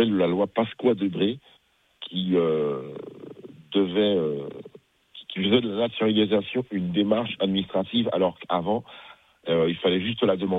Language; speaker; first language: French; early bilingual, other home language; Bambara